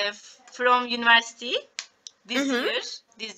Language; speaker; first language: English; non-native, learner; Turkish